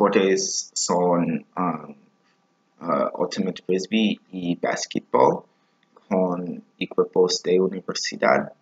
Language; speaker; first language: Spanish; non-native, learner; English